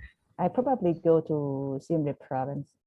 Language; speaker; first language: English; non-native, fluent; Khmer